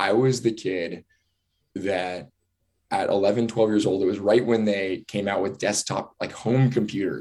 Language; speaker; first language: English; native; English